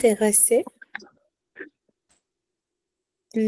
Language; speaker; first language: French; non-native, learner; Portuguese